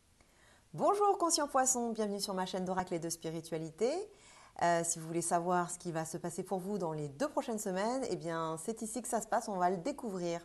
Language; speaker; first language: French; native; French